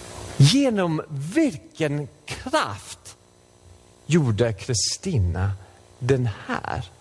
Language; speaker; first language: Swedish; non-native, fluent; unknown